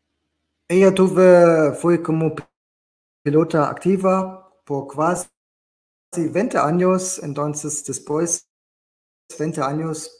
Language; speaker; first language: Spanish; non-native, fluent; German